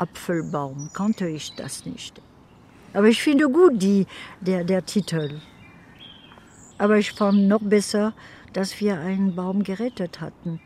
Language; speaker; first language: German; non-native, fluent; French